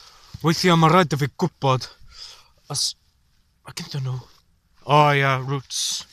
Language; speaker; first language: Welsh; non-native, learner; English